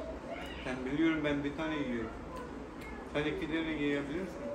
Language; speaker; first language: Turkish; non-native, learner; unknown